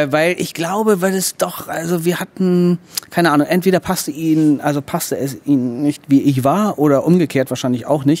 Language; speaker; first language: German; native; German